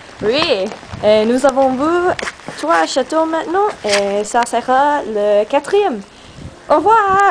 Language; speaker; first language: French; non-native, learner; English